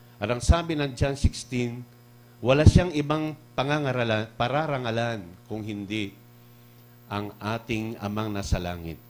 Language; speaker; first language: Filipino; non-native, local second language; Cebuano